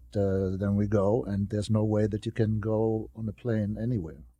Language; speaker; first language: English; non-native, fluent; German